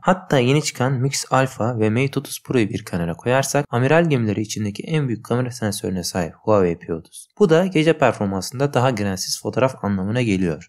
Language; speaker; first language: Turkish; native; Turkish